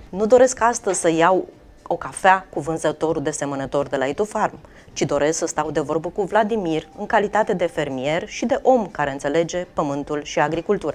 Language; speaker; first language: Romanian; native; Romanian